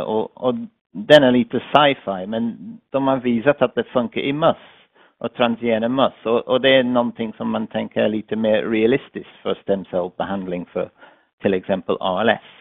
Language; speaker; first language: Swedish; non-native, fluent; English